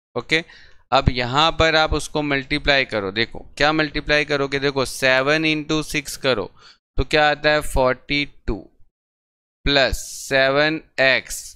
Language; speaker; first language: Hindi; non-native, local second language; Gujarati